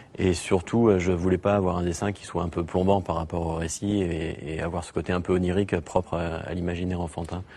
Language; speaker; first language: French; native; French